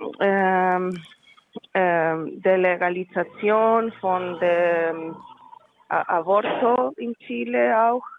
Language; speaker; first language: German; non-native, learner; Spanish